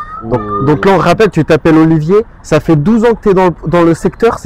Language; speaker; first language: French; native; French